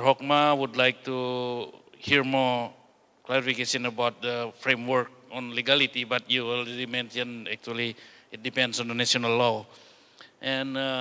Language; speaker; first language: English; non-native, fluent; Indonesian